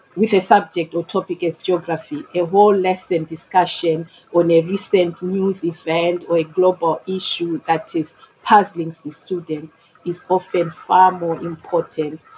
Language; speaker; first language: English; non-native, local second language; Shona